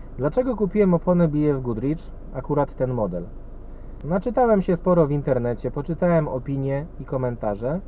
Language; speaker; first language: Polish; native; Polish